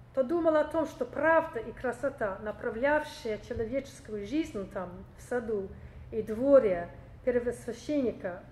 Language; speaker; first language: Russian; non-native, fluent; English